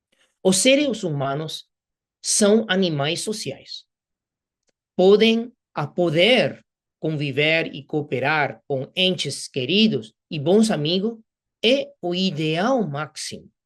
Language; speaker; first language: Portuguese; non-native, fluent; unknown